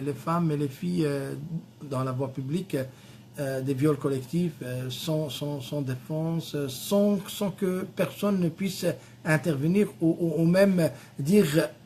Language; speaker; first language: French; non-native, local second language; Arabic